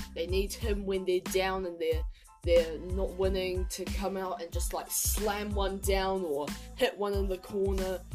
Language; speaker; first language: English; native; English